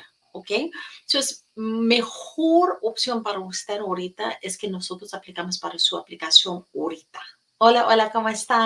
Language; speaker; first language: Spanish; non-native, fluent; English